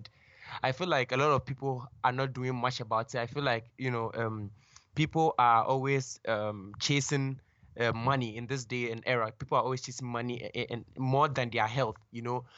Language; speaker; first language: English; non-native, local second language; Akan